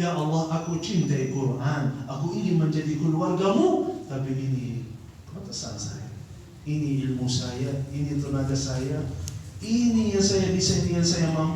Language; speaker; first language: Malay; non-native, fluent; Arabic